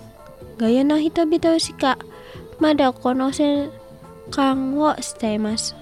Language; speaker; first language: Japanese; non-native, fluent; Indonesian